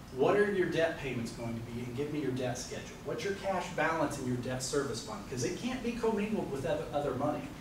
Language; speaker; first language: English; native; English